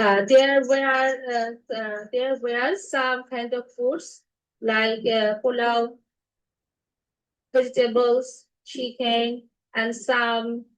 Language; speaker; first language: English; non-native, learner; Bangla